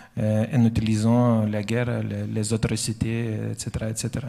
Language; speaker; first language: French; non-native, fluent; Lithuanian